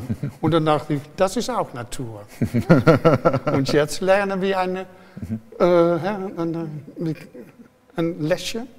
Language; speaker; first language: German; non-native, fluent; Dutch